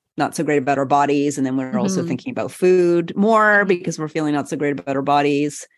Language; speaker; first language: English; native; English